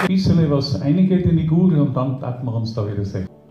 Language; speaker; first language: German; native; German